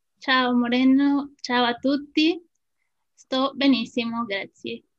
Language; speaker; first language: Italian; non-native, learner; Spanish